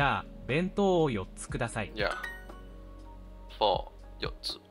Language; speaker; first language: Japanese; non-native, learner; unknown